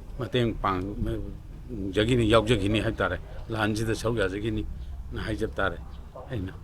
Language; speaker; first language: Manipuri; native; Manipuri